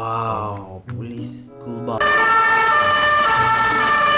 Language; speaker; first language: English; non-native, learner; Indonesian